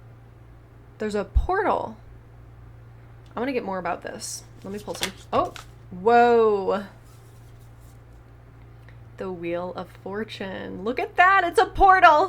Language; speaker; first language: English; native; English